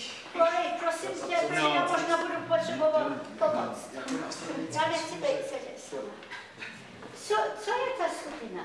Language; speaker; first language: Czech; early bilingual, heritage; Czech